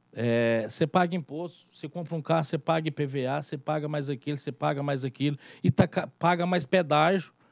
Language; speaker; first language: Portuguese; native; Portuguese